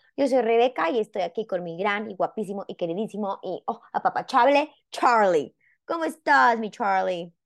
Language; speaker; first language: Spanish; native; Spanish